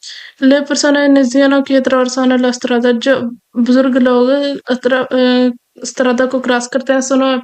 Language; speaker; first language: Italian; non-native, fluent; Urdu